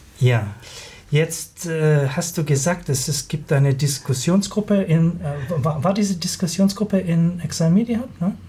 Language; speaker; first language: German; native; German